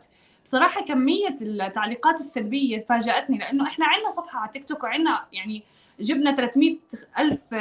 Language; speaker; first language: Arabic; native; Arabic